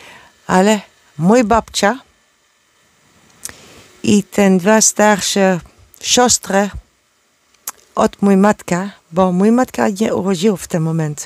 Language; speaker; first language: Polish; non-native, learner; Dutch